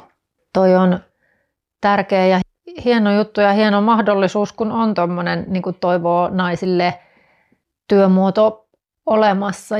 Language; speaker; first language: Finnish; native; Finnish